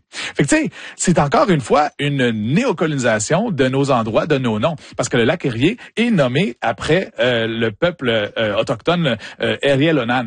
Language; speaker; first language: French; native; French